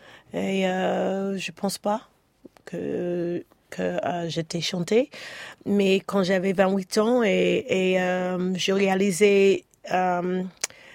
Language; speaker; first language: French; non-native, learner; English